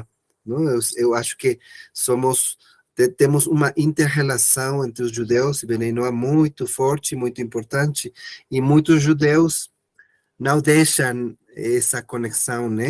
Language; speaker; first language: Portuguese; non-native, learner; Spanish